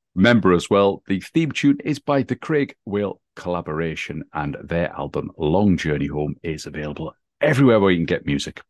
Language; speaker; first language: English; native; English